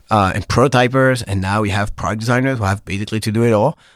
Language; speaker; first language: English; non-native, fluent; French